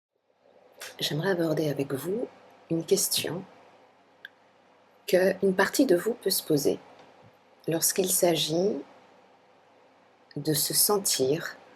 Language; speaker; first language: French; native; French